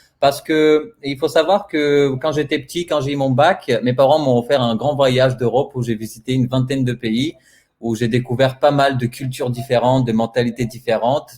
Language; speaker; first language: French; non-native, fluent; Bulgarian